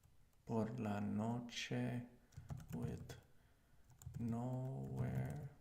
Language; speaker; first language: Spanish; non-native, learner; English